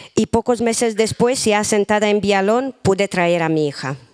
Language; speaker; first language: Spanish; non-native, fluent; Romanian